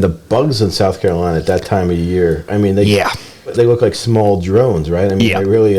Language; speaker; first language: English; native; English